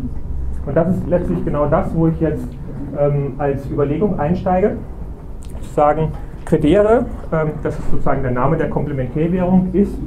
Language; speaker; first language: German; native; German